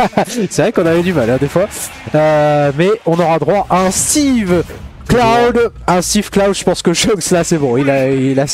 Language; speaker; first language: French; native; French